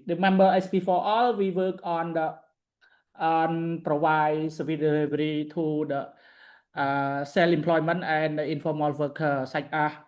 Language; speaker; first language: English; non-native, learner; Khmer